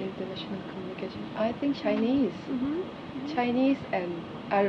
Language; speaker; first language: English; non-native, learner; Thai